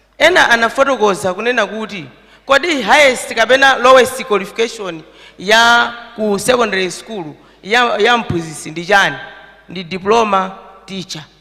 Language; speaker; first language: Nyanja; native; Nyanja